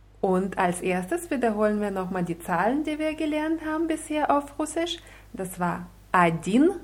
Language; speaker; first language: German; non-native, fluent; Russian